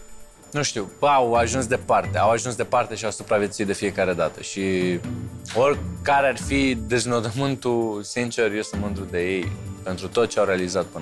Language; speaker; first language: Romanian; native; Romanian